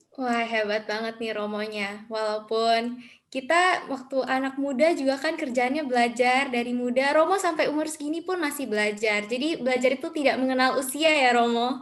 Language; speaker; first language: Indonesian; native; Indonesian